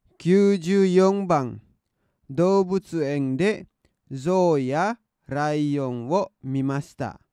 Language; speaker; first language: Japanese; non-native, fluent; Indonesian